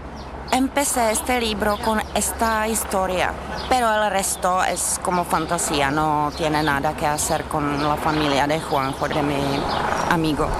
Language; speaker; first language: Spanish; non-native, learner; Czech